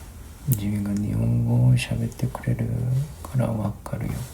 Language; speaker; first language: Japanese; non-native, fluent; Korean